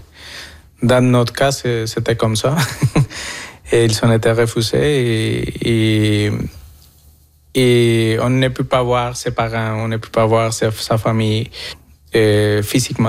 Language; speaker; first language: French; non-native, fluent; Spanish